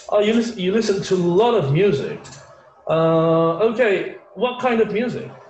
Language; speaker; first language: English; non-native, fluent; Portuguese